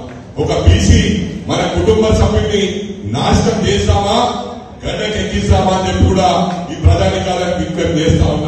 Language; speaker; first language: Telugu; native; Telugu